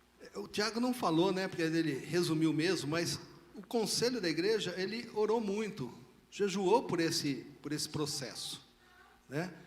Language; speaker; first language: Portuguese; native; Portuguese